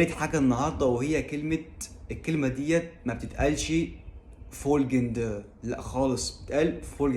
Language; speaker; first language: Arabic; native; Arabic